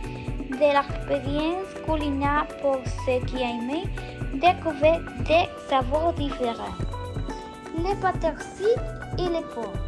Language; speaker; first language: French; non-native, learner; Spanish